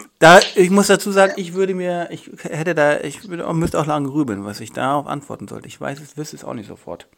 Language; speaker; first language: German; native; German